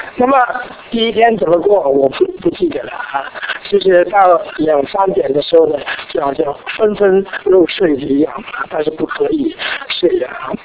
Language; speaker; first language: Chinese; non-native, local second language; Cantonese